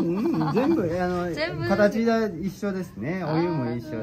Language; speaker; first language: Japanese; native; Japanese